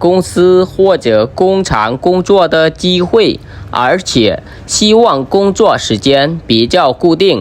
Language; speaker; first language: Chinese; non-native, fluent; Khmer